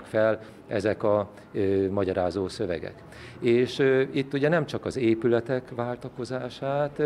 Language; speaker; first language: Hungarian; native; Hungarian